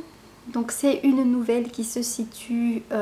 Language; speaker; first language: French; native; French